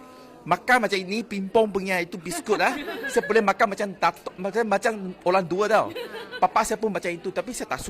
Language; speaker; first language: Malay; non-native, local second language; Chinese